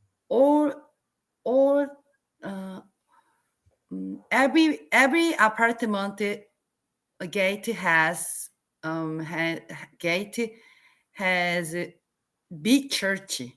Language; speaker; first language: English; non-native, learner; Korean